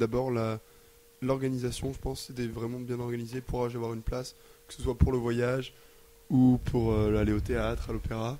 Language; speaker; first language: French; native; French